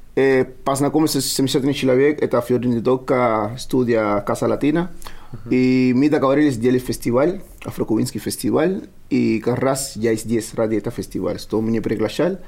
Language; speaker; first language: Russian; non-native, fluent; Spanish